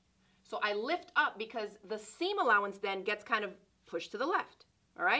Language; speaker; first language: English; native; English